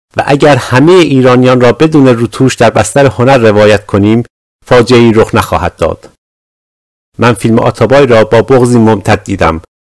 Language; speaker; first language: Persian; non-native, local second language; Azerbaijani